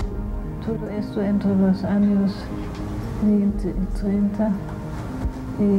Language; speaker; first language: Spanish; non-native, fluent; German